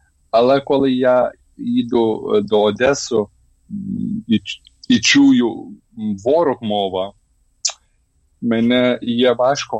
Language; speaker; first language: Ukrainian; non-native, learner; Lithuanian